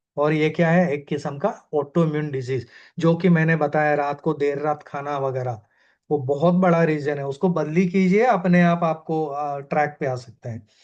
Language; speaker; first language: Hindi; non-native, local second language; Malayalam